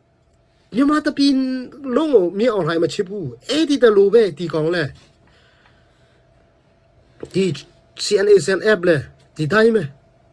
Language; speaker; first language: Burmese; non-native, local second language; Tedim Chin